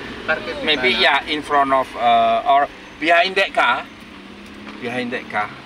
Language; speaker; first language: English; non-native, learner; Indonesian